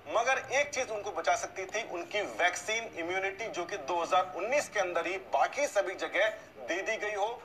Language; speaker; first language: Hindi; native; Hindi